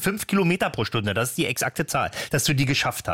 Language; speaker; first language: German; native; German